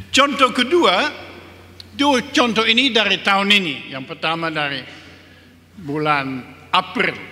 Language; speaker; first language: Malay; non-native, fluent; English